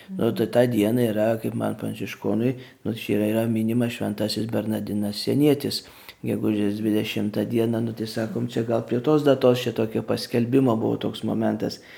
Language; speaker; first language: Lithuanian; native; Lithuanian